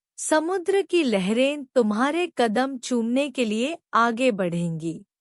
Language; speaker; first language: Hindi; native; Hindi